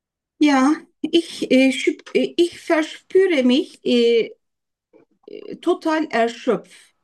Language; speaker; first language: German; non-native, learner; Turkish